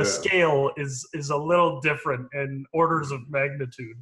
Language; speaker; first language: English; native; English